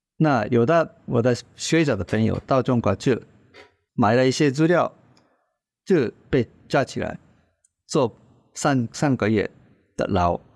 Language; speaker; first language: Chinese; non-native, fluent; Japanese